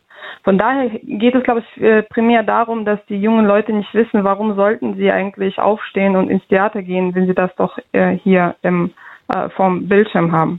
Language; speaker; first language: German; early bilingual, other home language; Russian